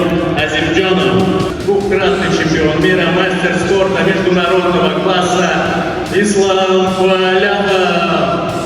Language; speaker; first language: Russian; native; Russian